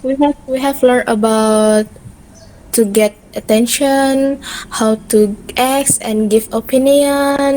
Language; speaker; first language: English; non-native, learner; Indonesian